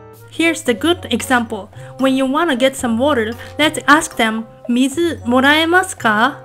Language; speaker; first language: English; non-native, fluent; Japanese